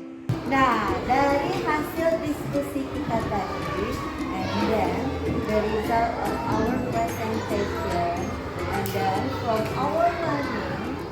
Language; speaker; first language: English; non-native, learner; Indonesian